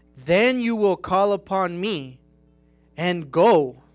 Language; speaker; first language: English; non-native, fluent; Spanish